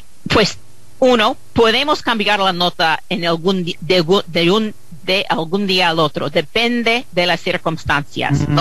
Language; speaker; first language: Spanish; non-native, fluent; English